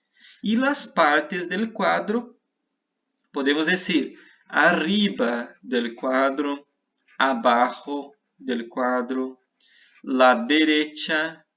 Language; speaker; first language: Spanish; non-native, fluent; Portuguese